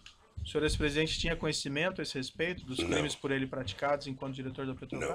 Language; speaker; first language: Portuguese; native; Portuguese